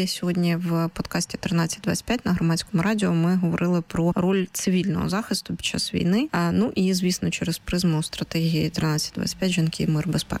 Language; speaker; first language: Ukrainian; native; Ukrainian